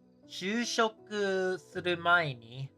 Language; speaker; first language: Japanese; non-native, learner; English